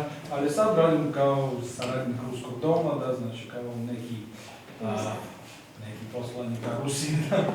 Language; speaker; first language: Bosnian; non-native, fluent; Russian